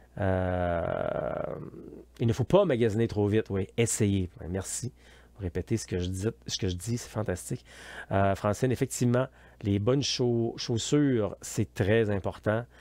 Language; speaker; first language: French; native; French